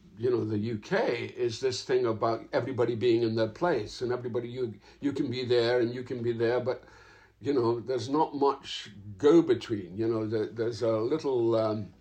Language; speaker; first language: English; native; English